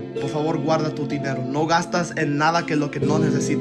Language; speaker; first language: Spanish; early bilingual, heritage; Spanish